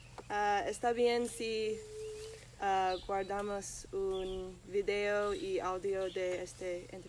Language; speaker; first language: Spanish; non-native, learner; English